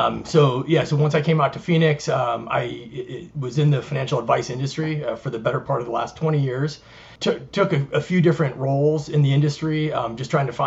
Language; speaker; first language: English; native; English